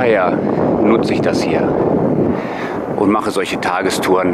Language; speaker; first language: German; native; German